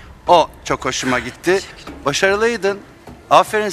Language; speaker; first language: Turkish; native; Turkish